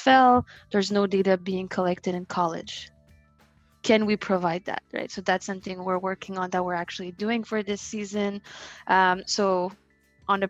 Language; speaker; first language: English; non-native, fluent; French